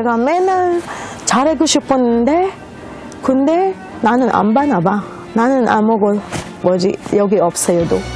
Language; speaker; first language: Korean; non-native, learner; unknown